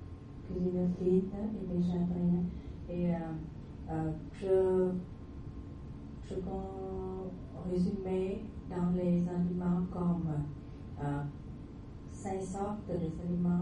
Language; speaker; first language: French; non-native, learner; Vietnamese